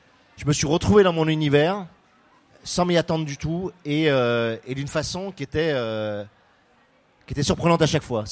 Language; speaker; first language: French; native; French